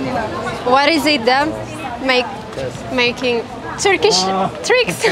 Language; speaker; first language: English; non-native, fluent; Kazakh